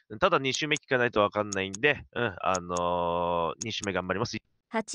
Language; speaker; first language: Japanese; native; Japanese